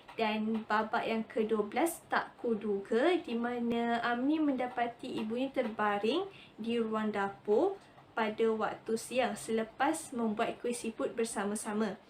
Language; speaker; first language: Malay; native; Malay